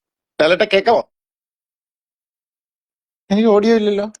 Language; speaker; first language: Malayalam; native; Malayalam